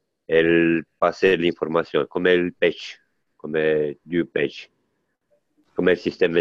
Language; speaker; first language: French; non-native, learner; Italian